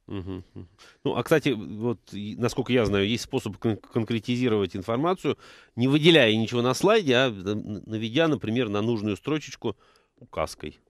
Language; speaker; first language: Russian; native; Russian